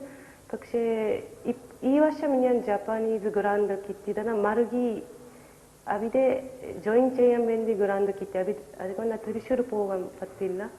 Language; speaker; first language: Malayalam; non-native, learner; Japanese